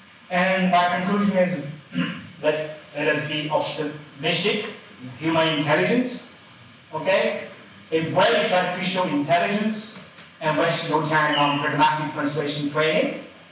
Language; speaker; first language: English; non-native, fluent; Chinese